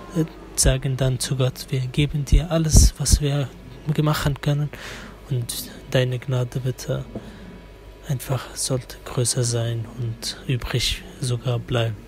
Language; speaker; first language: German; non-native, fluent; Arabic